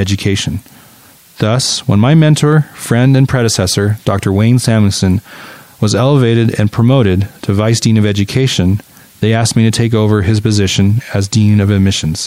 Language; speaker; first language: English; native; English